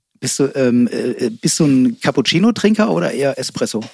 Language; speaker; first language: German; native; German